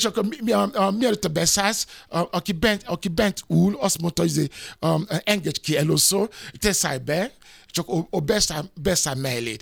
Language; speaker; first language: Hungarian; non-native, fluent; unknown